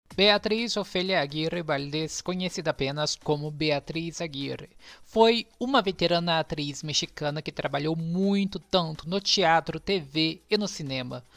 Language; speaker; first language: Portuguese; native; Portuguese